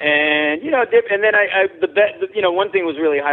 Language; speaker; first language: English; native; English